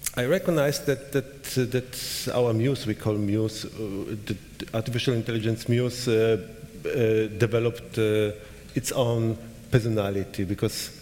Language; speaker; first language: English; non-native, learner; Polish